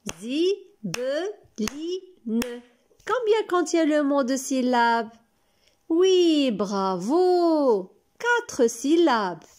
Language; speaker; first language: French; non-native, local second language; Arabic